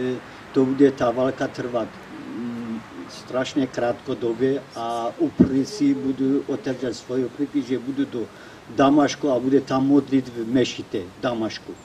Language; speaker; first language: Czech; non-native, learner; Kurdish